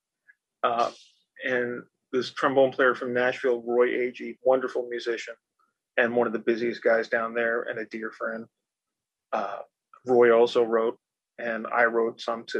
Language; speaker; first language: English; native; English